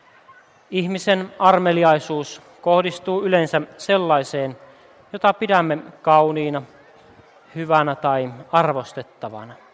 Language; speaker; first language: Finnish; native; Finnish